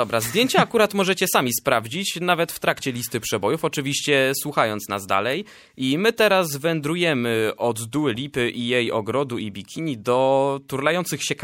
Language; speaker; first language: Polish; native; Polish